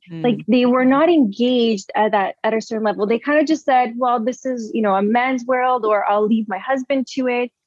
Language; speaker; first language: English; early bilingual, other home language; Portuguese